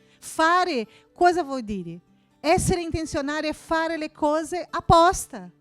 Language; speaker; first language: Italian; non-native, fluent; Portuguese